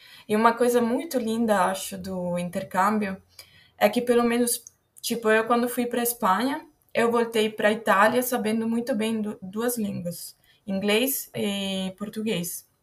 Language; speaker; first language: Portuguese; non-native, fluent; Italian